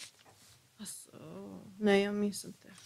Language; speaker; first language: Swedish; non-native, fluent; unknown